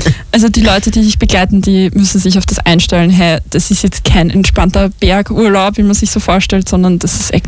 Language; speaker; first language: German; native; German